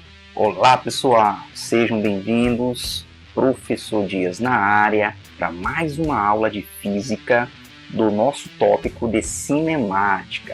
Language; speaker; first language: Portuguese; native; Portuguese